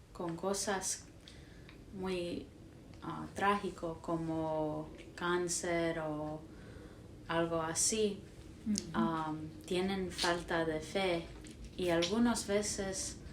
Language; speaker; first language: Spanish; early bilingual, heritage; English